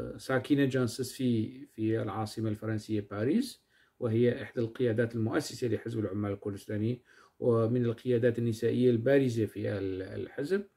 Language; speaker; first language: Arabic; non-native, local second language; Kurdish